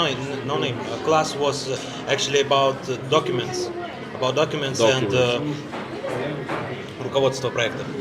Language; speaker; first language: English; non-native, learner; Russian